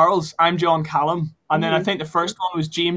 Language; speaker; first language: English; native; English